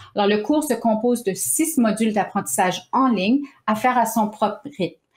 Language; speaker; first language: French; native; French